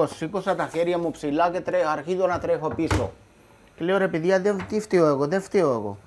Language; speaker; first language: Greek; non-native, fluent; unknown